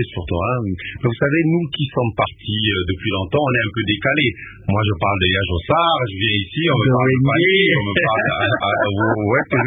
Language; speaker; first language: French; non-native, local second language; Lingala